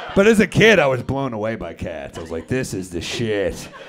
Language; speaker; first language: English; native; English